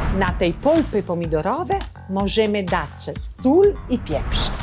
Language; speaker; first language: Polish; non-native, learner; Italian